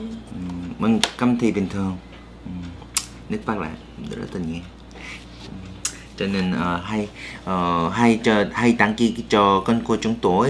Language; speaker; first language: Vietnamese; non-native, learner; Korean